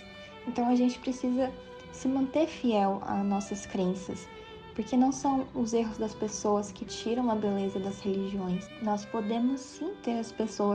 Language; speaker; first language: Portuguese; native; Portuguese